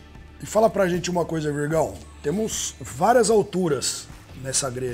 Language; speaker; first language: Portuguese; native; Portuguese